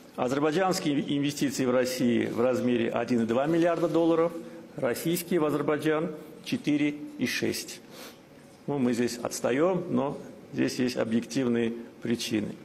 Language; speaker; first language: Russian; non-native, local second language; Azerbaijani